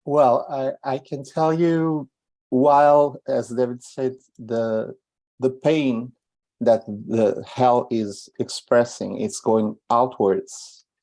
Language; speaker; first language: English; non-native, fluent; Italian